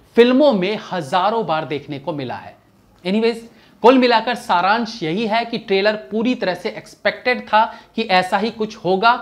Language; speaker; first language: Hindi; native; Hindi